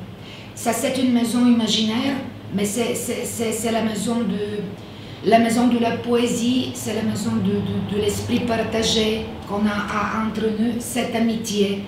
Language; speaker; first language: French; non-native, fluent; Bulgarian